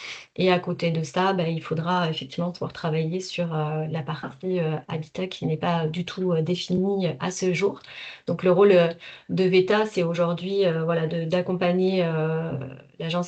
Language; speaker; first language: French; native; French